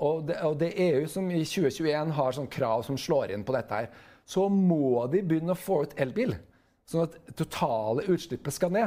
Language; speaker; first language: Norwegian; native; Norwegian